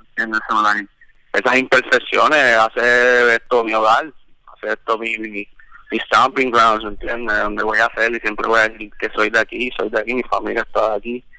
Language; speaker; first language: Spanish; early bilingual, heritage; Spanish